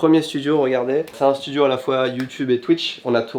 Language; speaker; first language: French; native; French